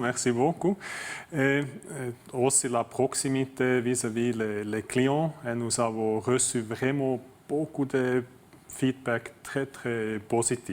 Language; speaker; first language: French; non-native, learner; German